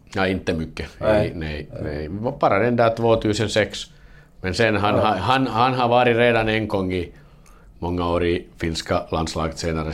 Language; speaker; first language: Swedish; non-native, learner; Finnish